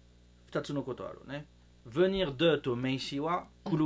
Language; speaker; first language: Japanese; non-native, learner; French